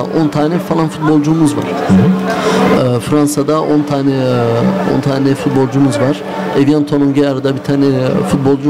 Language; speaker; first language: Turkish; early bilingual, heritage; Turkish